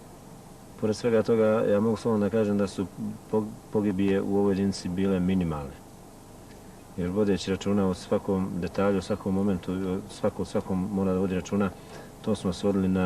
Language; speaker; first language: Bosnian; native; Bosnian